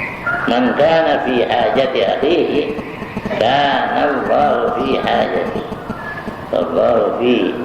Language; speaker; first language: Arabic; non-native, fluent; Indonesian